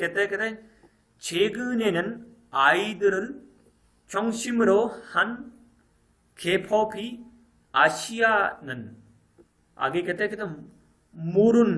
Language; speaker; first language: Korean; non-native, learner; Urdu